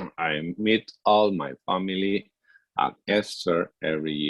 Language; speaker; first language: English; non-native, learner; Spanish